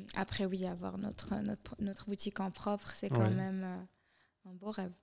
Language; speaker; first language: French; non-native, local second language; Arabic